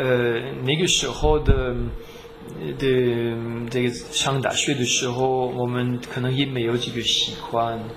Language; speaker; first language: Chinese; non-native, fluent; French